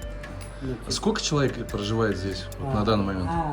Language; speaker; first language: Russian; native; Russian